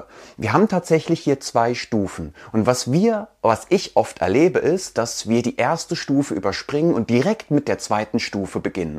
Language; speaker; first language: German; native; German